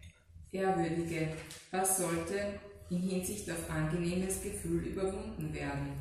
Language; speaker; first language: German; native; German